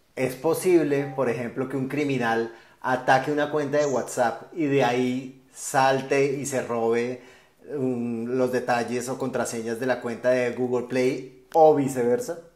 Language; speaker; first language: Spanish; native; Spanish